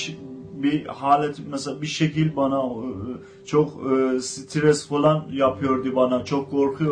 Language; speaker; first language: Turkish; non-native, fluent; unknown